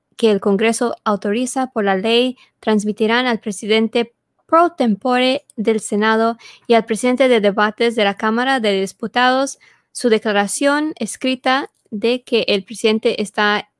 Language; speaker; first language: Spanish; early bilingual, heritage; Spanish